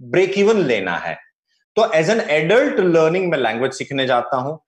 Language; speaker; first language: Hindi; non-native, local second language; Gujarati